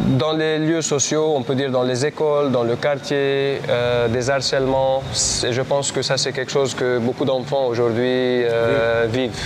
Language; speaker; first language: French; non-native, local second language; Armenian